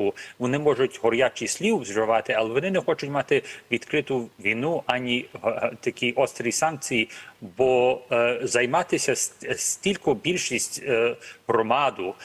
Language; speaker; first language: Ukrainian; early bilingual, heritage; Ukrainian